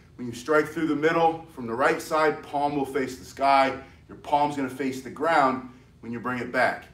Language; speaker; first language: English; native; English